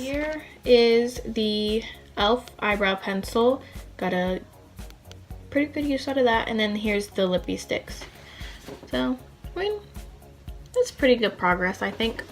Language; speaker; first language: English; native; English